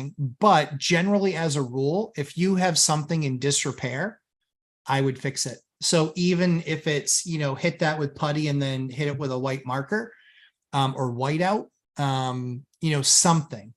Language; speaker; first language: English; native; English